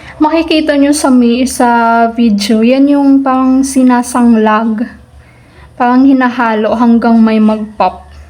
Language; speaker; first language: Filipino; non-native, local second language; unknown